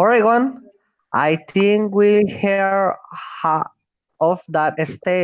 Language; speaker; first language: English; non-native, learner; Spanish